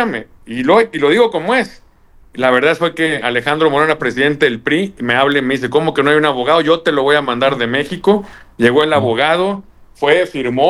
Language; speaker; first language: Spanish; native; Spanish